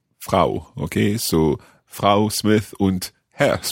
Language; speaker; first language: German; non-native, learner; English